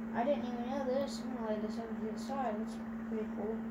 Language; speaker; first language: English; native; English